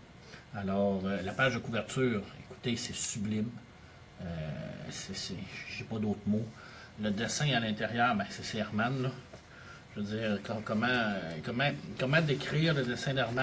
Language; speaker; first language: French; native; French